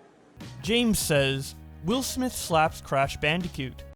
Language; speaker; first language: English; native; English